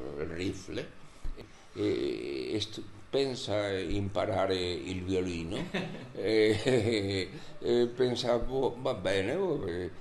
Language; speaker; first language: Italian; non-native, learner; Spanish